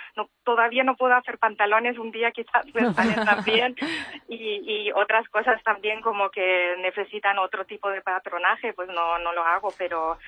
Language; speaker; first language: Spanish; early bilingual, heritage; German